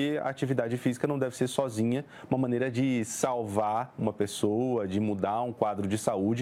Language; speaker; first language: Portuguese; native; Portuguese